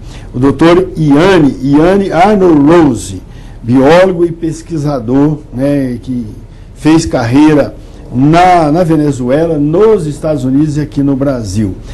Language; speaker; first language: Portuguese; native; Portuguese